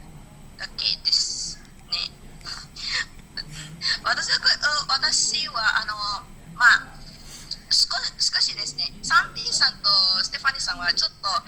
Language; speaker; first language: Japanese; non-native, learner; Indonesian